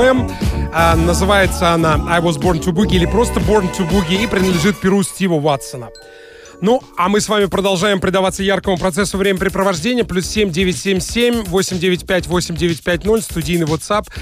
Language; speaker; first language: Russian; native; Russian